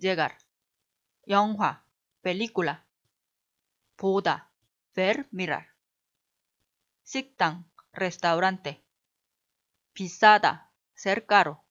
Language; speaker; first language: Spanish; non-native, fluent; Korean